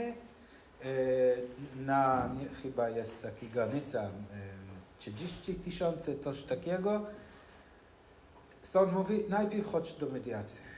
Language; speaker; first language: Polish; non-native, learner; Hebrew